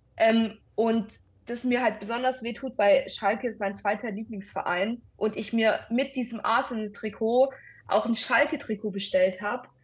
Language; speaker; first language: German; early bilingual, other home language; Italian